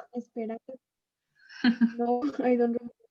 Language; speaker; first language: English; non-native, learner; Spanish